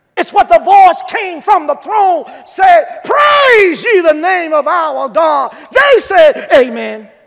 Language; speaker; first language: English; native; English